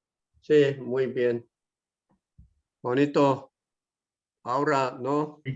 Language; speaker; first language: Spanish; non-native, learner; Korean